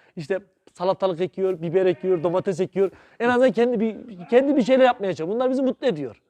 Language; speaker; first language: Turkish; native; Turkish